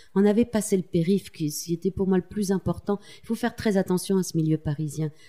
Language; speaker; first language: French; native; French